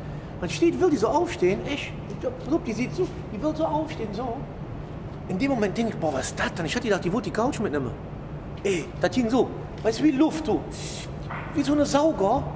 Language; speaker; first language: German; native; German